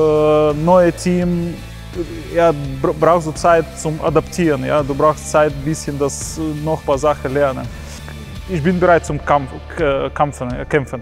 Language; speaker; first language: German; non-native, learner; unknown